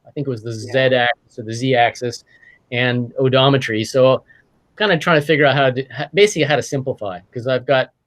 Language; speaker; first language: English; native; English